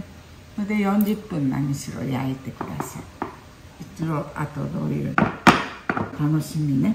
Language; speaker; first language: Japanese; early bilingual, heritage; Japanese